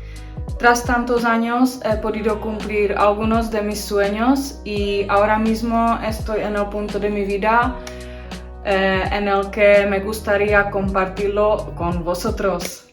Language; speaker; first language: Spanish; non-native, fluent; Czech